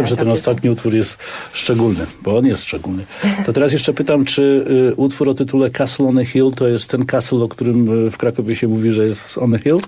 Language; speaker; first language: Polish; native; Polish